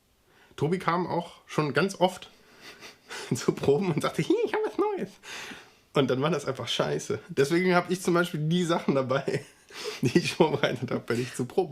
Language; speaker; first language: German; native; German